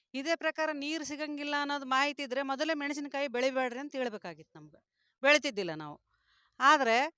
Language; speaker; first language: Kannada; native; Kannada